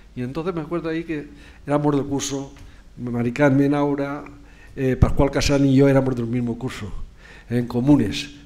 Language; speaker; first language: Spanish; native; Spanish